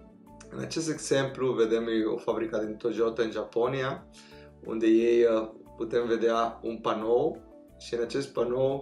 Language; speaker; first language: Romanian; non-native, fluent; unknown